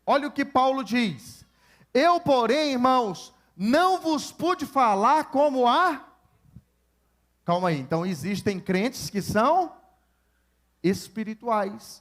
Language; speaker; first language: Portuguese; native; Portuguese